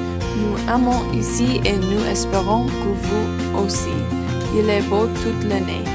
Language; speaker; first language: French; non-native, learner; English